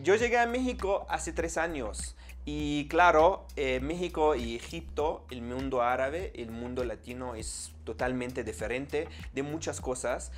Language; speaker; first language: Spanish; non-native, fluent; Arabic